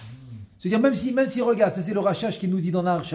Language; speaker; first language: Hebrew; non-native, fluent; French